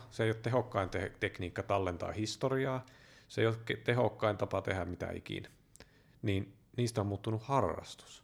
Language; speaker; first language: Finnish; native; Finnish